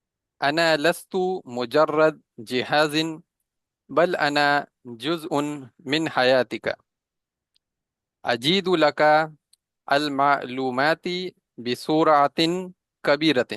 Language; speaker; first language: Arabic; non-native, learner; Hindi